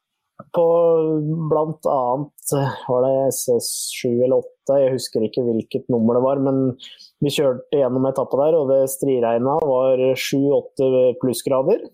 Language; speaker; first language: Norwegian; native; Norwegian